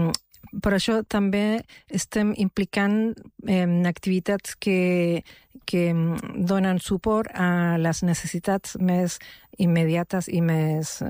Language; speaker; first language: Catalan; non-native, local second language; Spanish